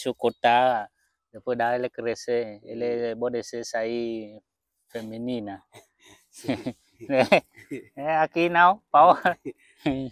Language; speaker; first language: Portuguese; non-native, local second language; Vietnamese